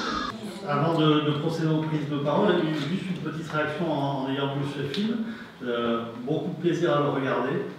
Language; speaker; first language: French; native; French